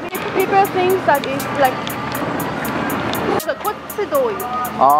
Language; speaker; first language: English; non-native, fluent; Persian